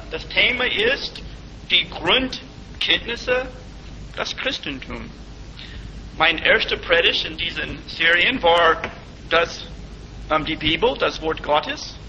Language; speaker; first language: German; non-native, fluent; English